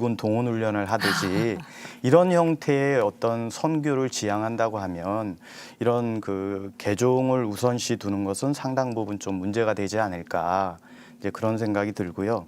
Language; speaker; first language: Korean; native; Korean